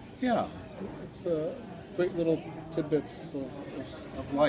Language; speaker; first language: English; native; English